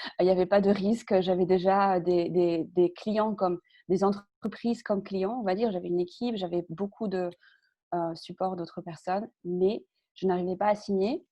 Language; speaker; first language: French; early bilingual, other home language; Spanish